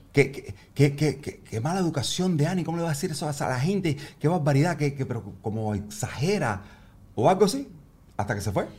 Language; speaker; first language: Spanish; native; Spanish